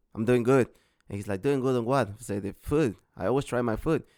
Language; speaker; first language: English; non-native, learner; Spanish